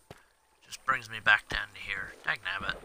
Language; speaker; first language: English; native; English